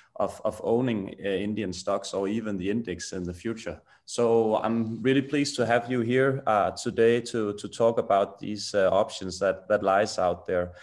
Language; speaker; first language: English; non-native, fluent; Danish